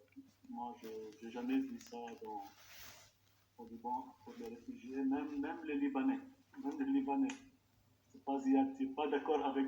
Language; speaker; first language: French; non-native, local second language; Arabic